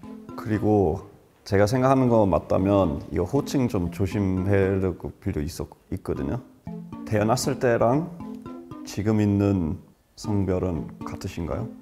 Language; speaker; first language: Korean; non-native, fluent; English